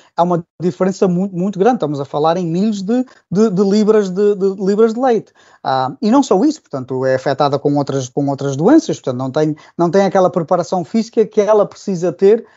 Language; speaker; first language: Portuguese; native; Portuguese